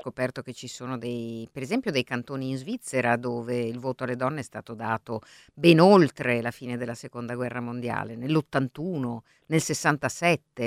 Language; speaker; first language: Italian; native; Italian